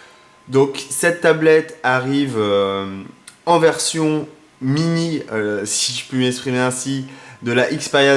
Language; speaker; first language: French; native; French